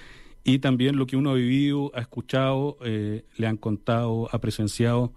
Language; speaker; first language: Spanish; native; Spanish